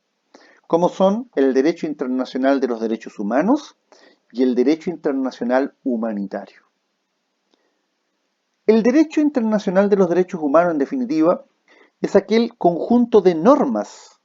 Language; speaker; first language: Spanish; native; Spanish